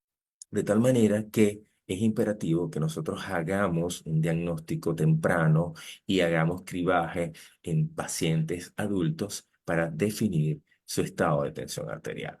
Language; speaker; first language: Spanish; native; Spanish